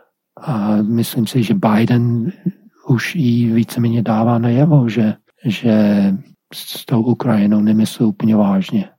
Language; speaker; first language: Czech; non-native, fluent; English